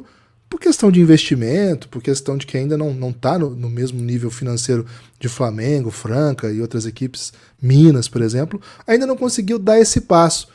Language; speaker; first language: Portuguese; native; Portuguese